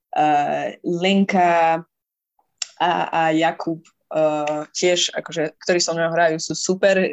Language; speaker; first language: Slovak; non-native, fluent; Persian